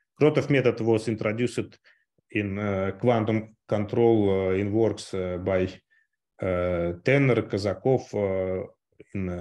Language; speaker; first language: English; non-native, fluent; Russian